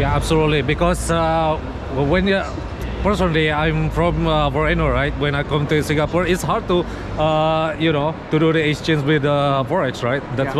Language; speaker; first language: English; non-native, fluent; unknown